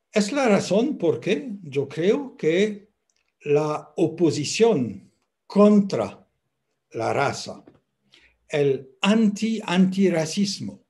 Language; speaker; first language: Spanish; non-native, fluent; French